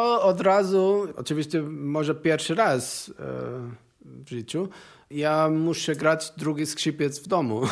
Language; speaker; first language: Polish; non-native, learner; Portuguese